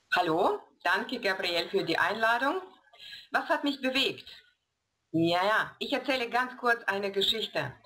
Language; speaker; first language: German; non-native, fluent; Russian